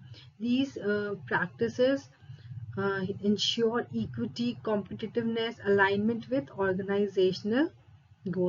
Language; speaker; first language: English; non-native, local second language; Hindi